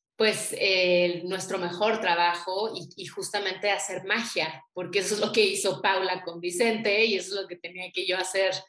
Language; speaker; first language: Spanish; native; Spanish